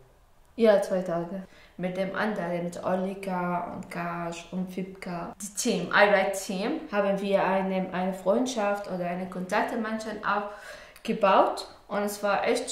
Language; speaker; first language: German; non-native, learner; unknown